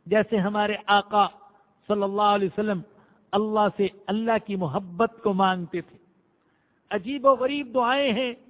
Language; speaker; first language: Urdu; non-native, local second language; Punjabi